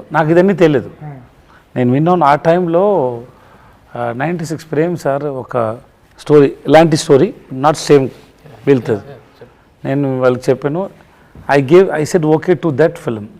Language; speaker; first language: Telugu; non-native, learner; Tamil